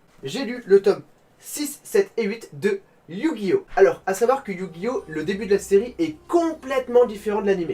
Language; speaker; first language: French; native; French